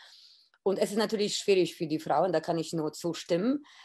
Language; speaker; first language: German; non-native, fluent; Polish